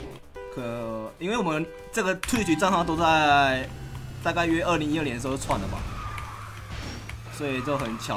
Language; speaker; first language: Chinese; native; Chinese